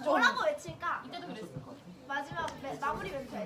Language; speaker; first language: Korean; native; Korean